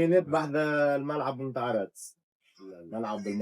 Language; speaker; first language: Arabic; native; Arabic